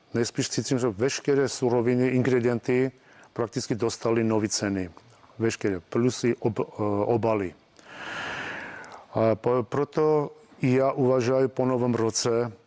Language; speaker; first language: Czech; non-native, fluent; Armenian